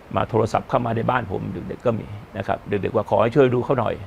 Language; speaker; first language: Thai; native; Thai